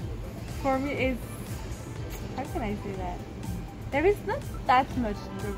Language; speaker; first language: English; non-native, fluent; French